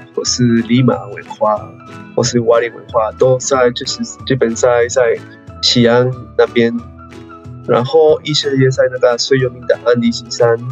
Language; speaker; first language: Chinese; non-native, fluent; Spanish